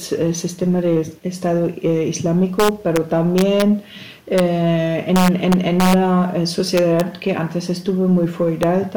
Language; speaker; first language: Spanish; non-native, learner; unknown